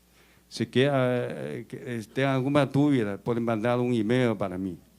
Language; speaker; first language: Portuguese; non-native, learner; Chinese